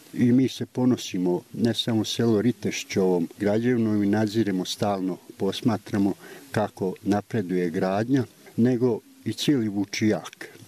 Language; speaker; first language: Serbian; native; Serbian